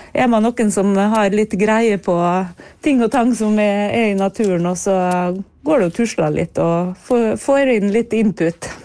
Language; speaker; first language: Norwegian; native; Norwegian